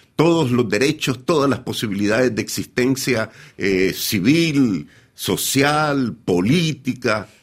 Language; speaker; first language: Spanish; native; Spanish